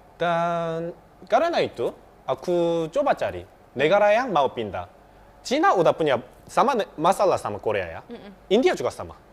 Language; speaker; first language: Indonesian; non-native, fluent; Korean